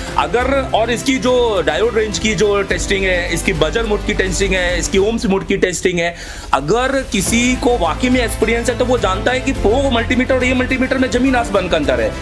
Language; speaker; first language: Hindi; native; Hindi